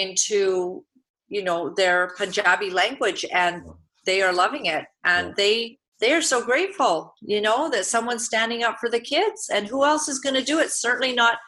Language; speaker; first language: English; native; English